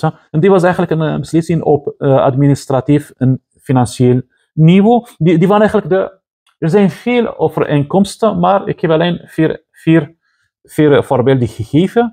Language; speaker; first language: Dutch; non-native, fluent; Arabic